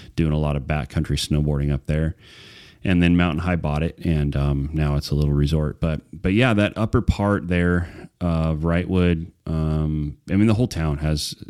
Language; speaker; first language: English; native; English